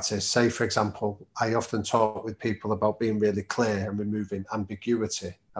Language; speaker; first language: English; native; English